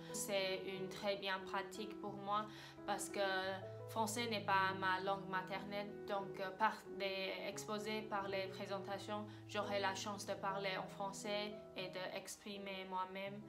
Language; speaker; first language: French; non-native, fluent; Chinese